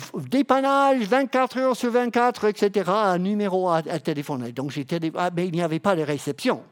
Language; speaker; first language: French; non-native, fluent; English